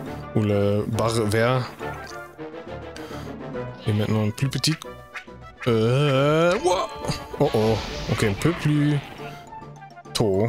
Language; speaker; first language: French; non-native, learner; German